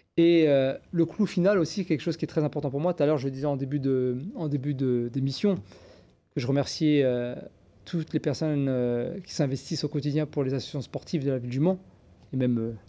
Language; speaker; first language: French; native; French